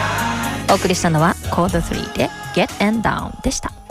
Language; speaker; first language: Japanese; native; Japanese